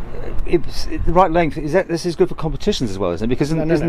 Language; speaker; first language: English; native; English